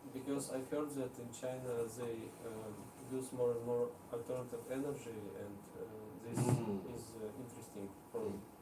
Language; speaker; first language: English; non-native, learner; Russian